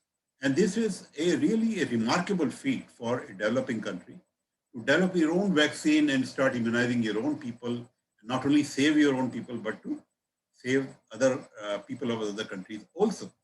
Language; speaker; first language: English; non-native, local second language; Hindi